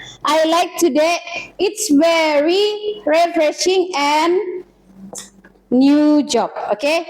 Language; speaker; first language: English; non-native, learner; Indonesian